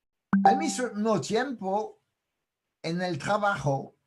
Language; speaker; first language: Spanish; non-native, fluent; French